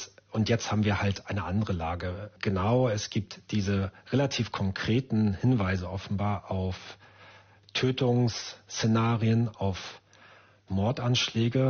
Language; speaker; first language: German; native; German